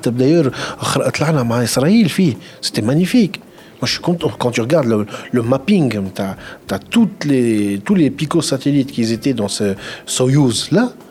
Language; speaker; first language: French; non-native, local second language; Arabic